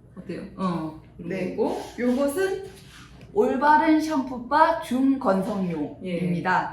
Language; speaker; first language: Korean; native; Korean